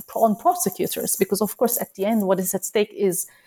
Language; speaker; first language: English; non-native, fluent; Turkish